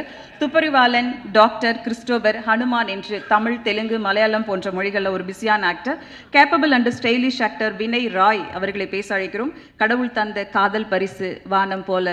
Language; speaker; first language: Tamil; native; Tamil